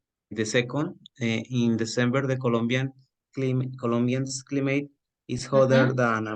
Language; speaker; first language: English; non-native, learner; Spanish